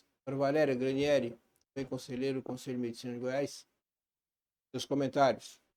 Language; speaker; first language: Portuguese; native; Portuguese